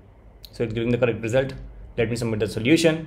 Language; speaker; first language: English; non-native, local second language; Hindi